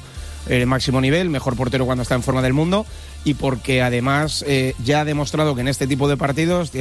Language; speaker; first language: Spanish; native; Spanish